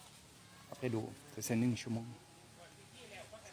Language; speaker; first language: Thai; non-native, learner; French